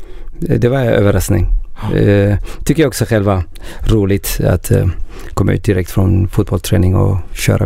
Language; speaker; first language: Swedish; non-native, learner; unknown